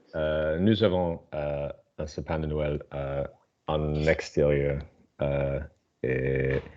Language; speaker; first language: French; non-native, learner; English